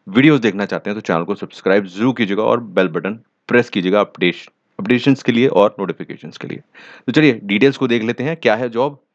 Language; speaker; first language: Hindi; native; Hindi